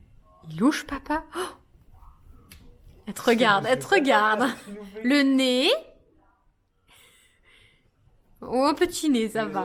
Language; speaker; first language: French; native; French